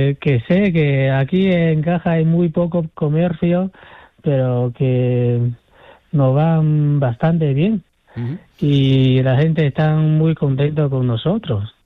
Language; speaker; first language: Spanish; non-native, fluent; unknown